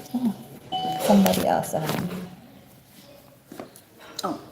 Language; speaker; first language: English; non-native, learner; Cebuano